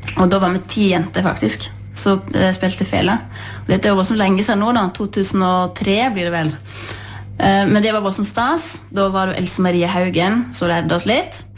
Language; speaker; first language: Norwegian; native; Norwegian